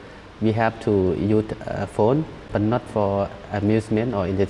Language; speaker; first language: English; non-native, learner; Thai